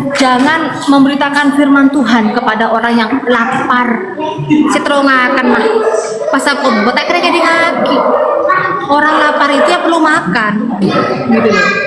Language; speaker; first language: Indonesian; non-native, local second language; Madurese